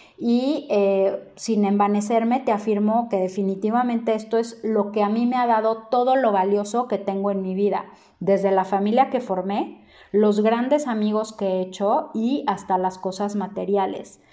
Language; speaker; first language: Spanish; native; Spanish